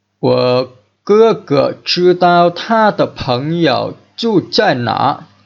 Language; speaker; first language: Chinese; non-native, fluent; Vietnamese